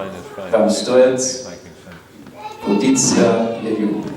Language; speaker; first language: Russian; non-native, learner; English